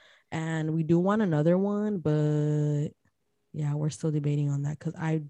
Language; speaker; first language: English; early bilingual, other home language; Spanish